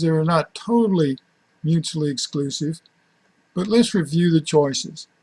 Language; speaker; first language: English; native; English